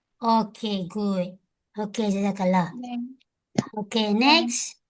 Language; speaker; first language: English; non-native, local second language; Malay